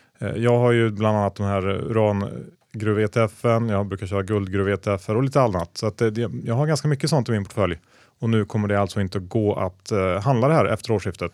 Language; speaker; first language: Swedish; native; Swedish